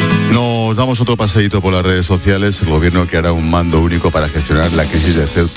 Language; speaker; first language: Spanish; native; Spanish